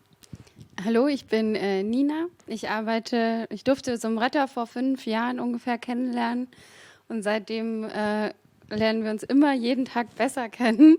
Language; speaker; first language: German; native; German